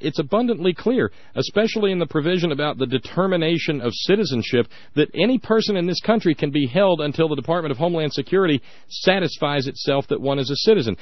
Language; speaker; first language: English; native; English